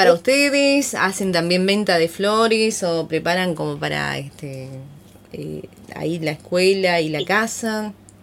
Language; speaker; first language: Spanish; native; Spanish